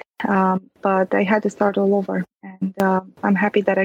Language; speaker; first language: English; non-native, fluent; Romanian